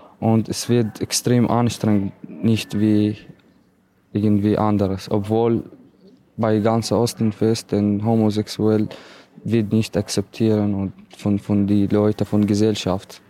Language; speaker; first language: German; non-native, learner; Arabic